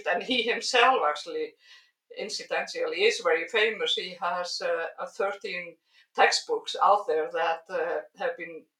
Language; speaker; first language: English; non-native, fluent; Icelandic